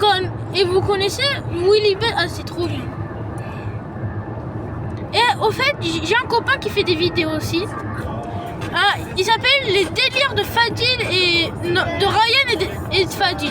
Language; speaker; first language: French; early bilingual, other home language; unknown